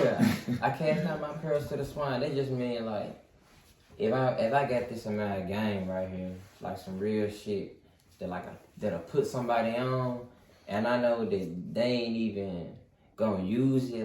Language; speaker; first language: English; native; English